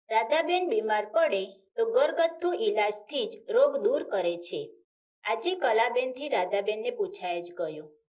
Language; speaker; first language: Gujarati; native; Gujarati